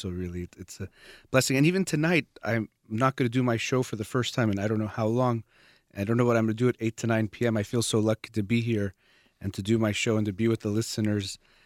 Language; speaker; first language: English; early bilingual, other home language; Persian